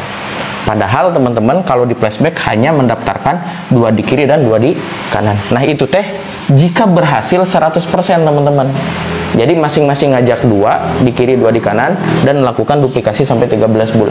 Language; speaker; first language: Indonesian; non-native, local second language; Sundanese